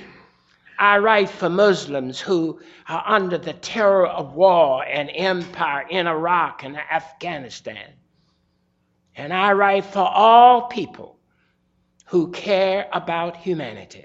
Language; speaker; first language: English; native; English